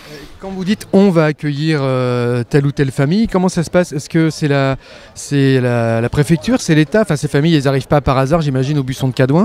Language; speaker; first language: French; native; French